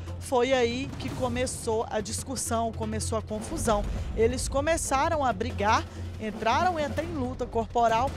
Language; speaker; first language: Portuguese; native; Portuguese